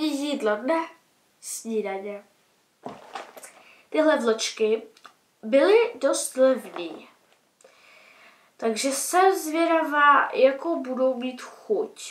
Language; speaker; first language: Czech; early bilingual, heritage; Czech